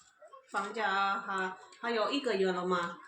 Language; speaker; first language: Chinese; non-native, fluent; Indonesian